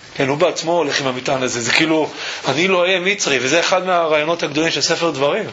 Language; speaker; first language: Hebrew; early bilingual, other home language; English